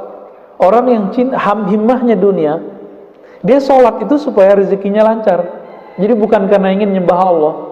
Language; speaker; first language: Indonesian; native; Indonesian